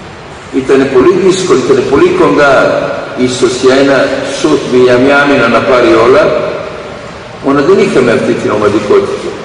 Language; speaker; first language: Greek; non-native, fluent; Serbian